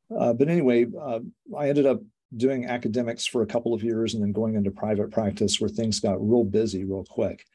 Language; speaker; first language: English; native; English